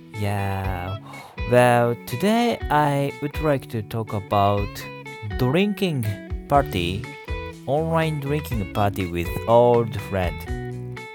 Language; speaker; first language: English; non-native, learner; Japanese